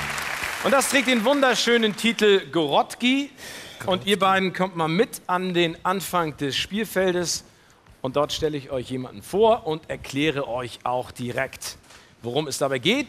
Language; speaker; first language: German; native; German